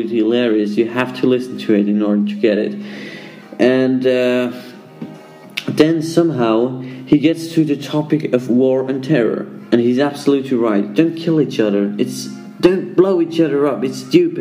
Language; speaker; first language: English; non-native, fluent; Swiss German